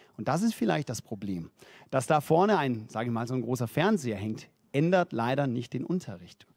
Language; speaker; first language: German; non-native, fluent; Danish